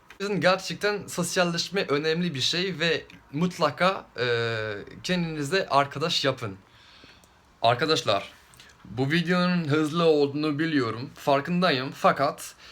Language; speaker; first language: Turkish; non-native, fluent; French